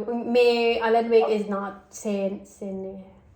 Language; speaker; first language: English; non-native, learner; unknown